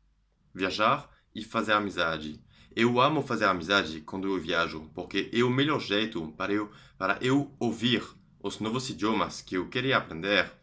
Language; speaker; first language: Portuguese; non-native, fluent; French